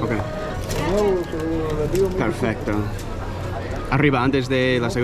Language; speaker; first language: Spanish; non-native, learner; English